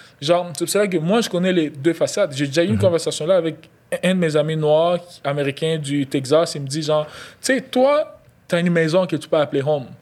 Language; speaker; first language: French; non-native, local second language; Lingala